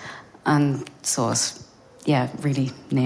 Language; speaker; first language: German; non-native, fluent; English